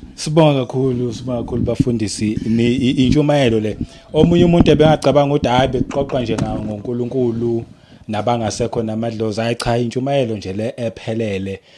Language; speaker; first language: Zulu; native; Zulu